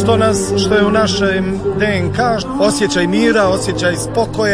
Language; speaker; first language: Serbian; early bilingual, heritage; Serbian